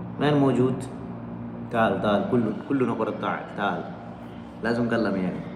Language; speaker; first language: Arabic; non-native, learner; Bangla